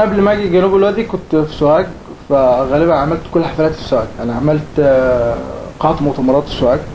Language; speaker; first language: Arabic; native; Arabic